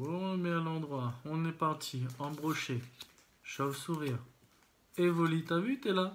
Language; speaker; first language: French; native; French